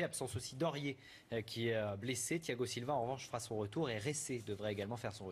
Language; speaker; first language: French; native; French